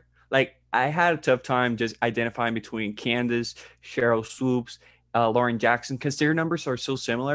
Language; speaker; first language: English; non-native, fluent; Spanish